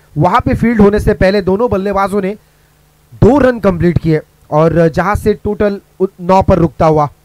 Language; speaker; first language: Hindi; non-native, local second language; Marathi